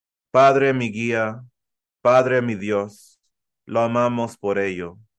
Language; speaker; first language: Spanish; early bilingual, heritage; Spanish